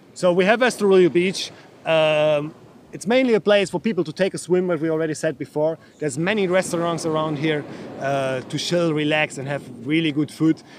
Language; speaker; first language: English; non-native, fluent; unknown